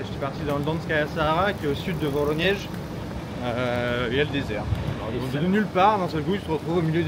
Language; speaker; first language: French; native; French